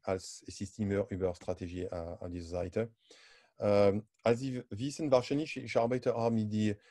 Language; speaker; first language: German; non-native, learner; French